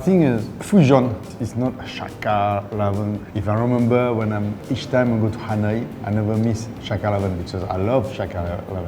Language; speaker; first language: English; non-native, fluent; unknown